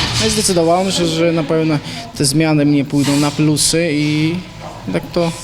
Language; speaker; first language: Polish; non-native, learner; Chechen